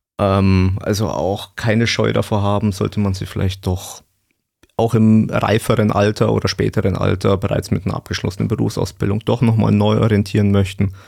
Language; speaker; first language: German; native; German